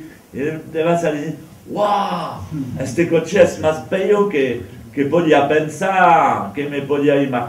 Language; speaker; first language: Spanish; non-native, fluent; French